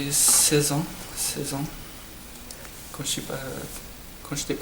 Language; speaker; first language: French; non-native, learner; Portuguese